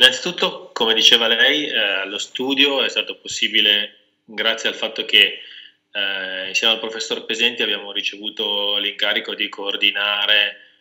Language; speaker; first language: Italian; native; Italian